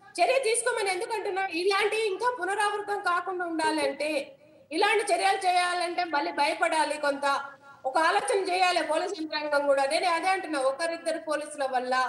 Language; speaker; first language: Telugu; native; Telugu